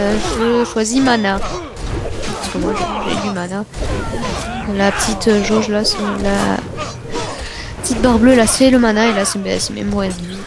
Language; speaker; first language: French; native; French